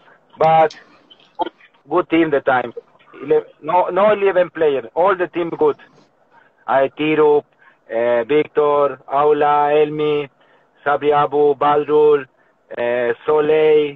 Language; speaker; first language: English; non-native, learner; Spanish